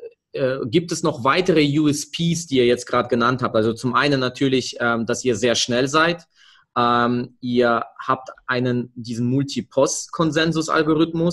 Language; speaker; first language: German; native; German